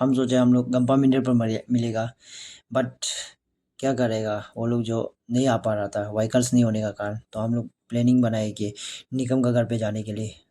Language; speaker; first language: Hindi; non-native, local second language; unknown